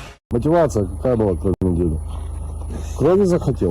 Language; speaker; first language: Russian; native; Russian